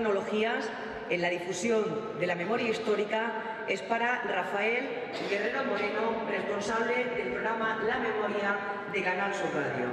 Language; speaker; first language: Spanish; native; Spanish